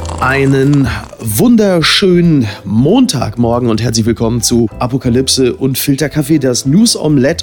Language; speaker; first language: German; native; German